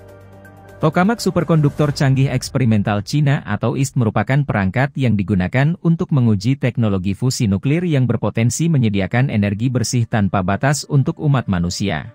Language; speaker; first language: Indonesian; native; Indonesian